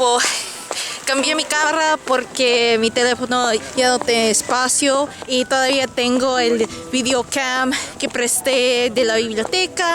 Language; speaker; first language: Spanish; non-native, fluent; English